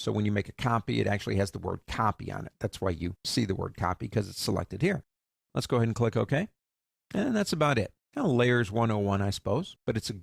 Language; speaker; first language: English; native; English